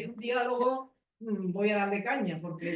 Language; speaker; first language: Spanish; native; Spanish